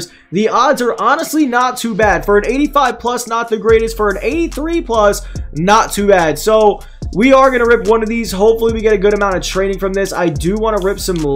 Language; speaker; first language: English; native; English